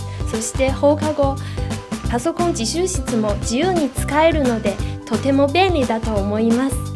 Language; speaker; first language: Japanese; non-native, fluent; Chinese